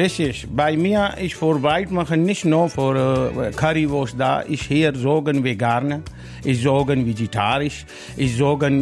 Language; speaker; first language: German; non-native, learner; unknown